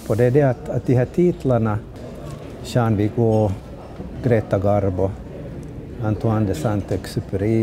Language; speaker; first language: Swedish; native; Swedish